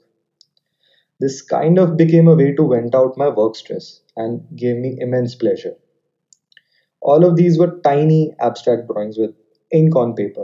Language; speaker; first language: English; non-native, local second language; Hindi